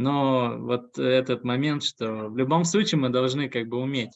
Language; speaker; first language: Russian; native; Russian